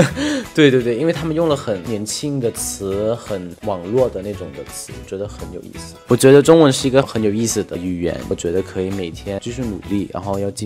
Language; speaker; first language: Chinese; non-native, fluent; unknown